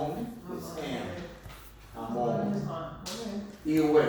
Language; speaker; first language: Spanish; non-native, learner; English